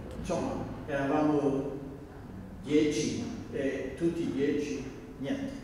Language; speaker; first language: Italian; non-native, fluent; Dutch